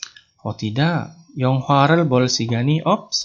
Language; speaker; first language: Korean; non-native, fluent; Indonesian